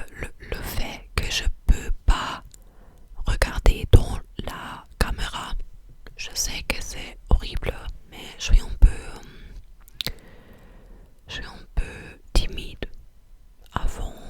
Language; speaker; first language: French; non-native, learner; English